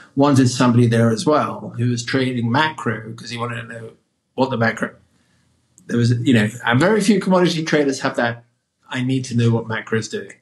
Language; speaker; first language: English; native; English